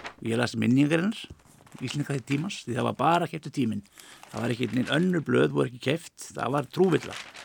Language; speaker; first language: Icelandic; native; Icelandic